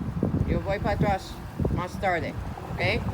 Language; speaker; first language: Spanish; non-native, learner; English